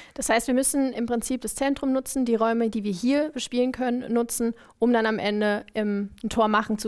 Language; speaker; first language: German; native; German